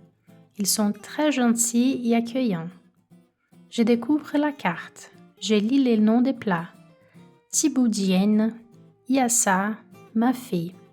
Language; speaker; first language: French; non-native, fluent; Portuguese